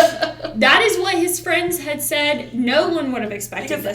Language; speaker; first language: English; native; English